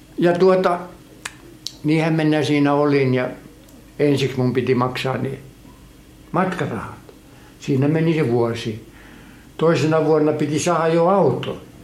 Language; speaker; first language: Finnish; native; Finnish